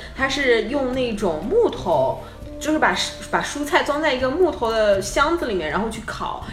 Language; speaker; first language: Chinese; native; Chinese